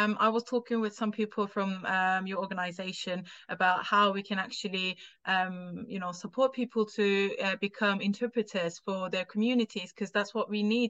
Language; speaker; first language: English; non-native, fluent; Turkish